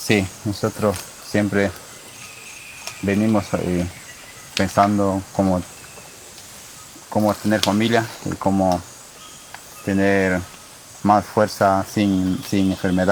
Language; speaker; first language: Spanish; non-native, local second language; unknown